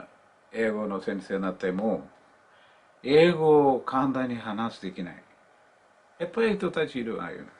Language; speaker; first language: Japanese; non-native, learner; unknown